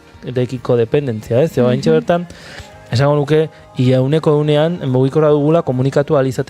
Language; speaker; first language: Basque; native; Basque